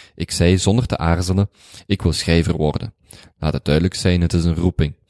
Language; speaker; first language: Dutch; native; Dutch